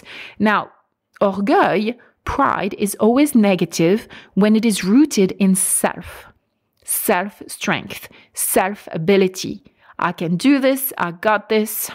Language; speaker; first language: English; non-native, fluent; French